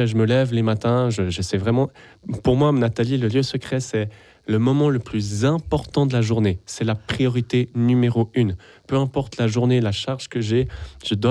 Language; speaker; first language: French; native; French